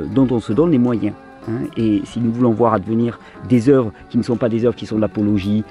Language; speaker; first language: French; native; French